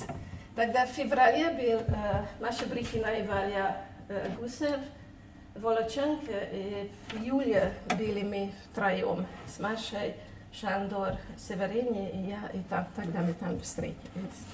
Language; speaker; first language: Russian; non-native, fluent; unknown